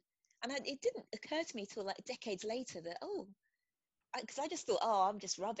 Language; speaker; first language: English; native; English